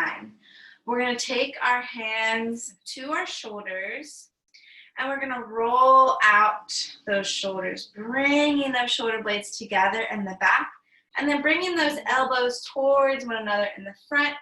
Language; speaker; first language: English; native; English